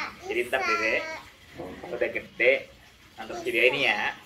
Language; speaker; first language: Indonesian; native; Indonesian